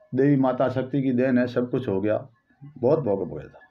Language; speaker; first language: Hindi; native; Hindi